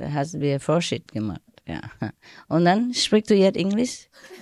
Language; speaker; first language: German; non-native, learner; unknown